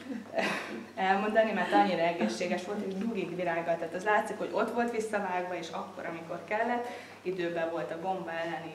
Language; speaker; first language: Hungarian; native; Hungarian